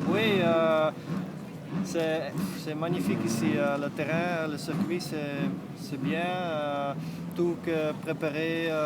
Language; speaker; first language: French; non-native, fluent; Dutch